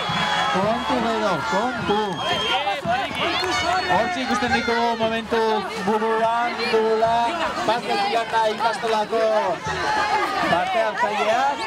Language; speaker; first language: Basque; native; Basque